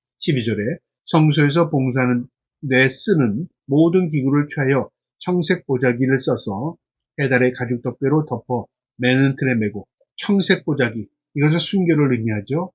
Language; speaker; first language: Korean; native; Korean